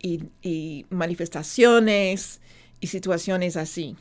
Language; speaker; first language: Spanish; non-native, fluent; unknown